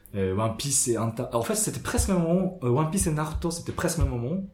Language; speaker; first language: French; non-native, fluent; Japanese